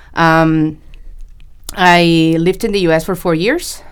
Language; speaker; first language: English; non-native, fluent; Spanish